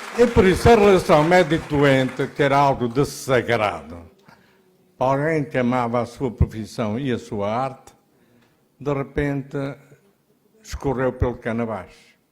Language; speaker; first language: Portuguese; early bilingual, heritage; Portuguese